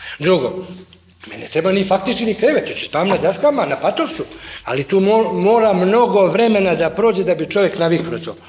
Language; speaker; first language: Serbian; native; Serbian